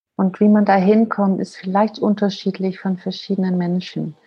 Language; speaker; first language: German; non-native, fluent; Danish